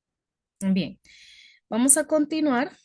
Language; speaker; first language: Spanish; native; Spanish